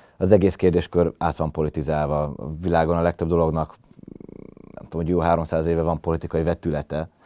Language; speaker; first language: Hungarian; native; Hungarian